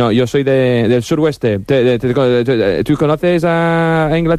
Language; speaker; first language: Spanish; non-native, fluent; English